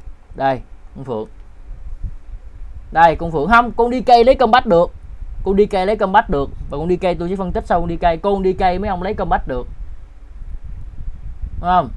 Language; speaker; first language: Vietnamese; native; Vietnamese